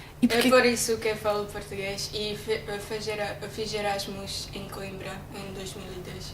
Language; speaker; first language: Portuguese; non-native, fluent; Czech